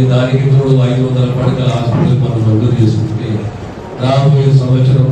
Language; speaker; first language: Telugu; native; Telugu